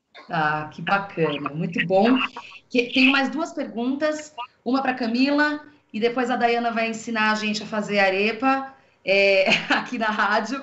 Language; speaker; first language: Portuguese; native; Portuguese